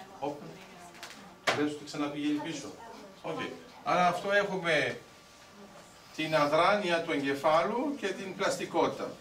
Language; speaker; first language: Greek; early bilingual, heritage; Greek